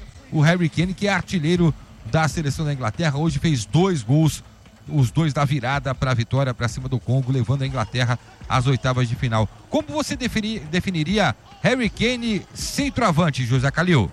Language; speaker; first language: Portuguese; native; Portuguese